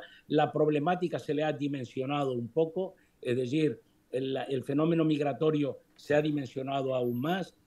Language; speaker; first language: Spanish; native; Spanish